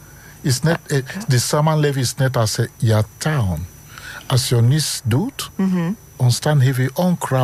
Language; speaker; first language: Dutch; non-native, learner; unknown